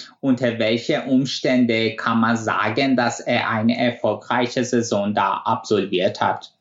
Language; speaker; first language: German; non-native, fluent; Persian